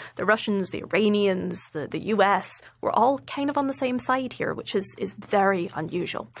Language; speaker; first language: English; native; English